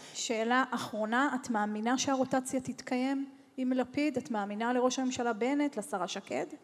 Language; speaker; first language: Hebrew; native; Hebrew